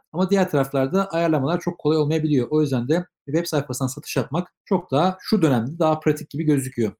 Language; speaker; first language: Turkish; native; Turkish